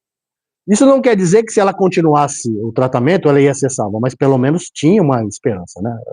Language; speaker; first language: Portuguese; native; Portuguese